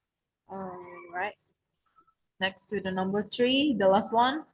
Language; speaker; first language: English; non-native, learner; Indonesian